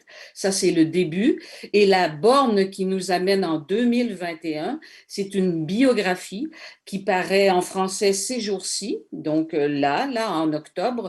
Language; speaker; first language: French; native; French